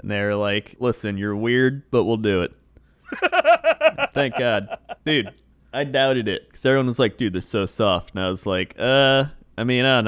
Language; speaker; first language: English; native; English